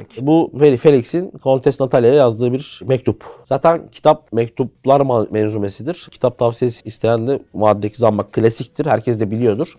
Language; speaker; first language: Turkish; native; Turkish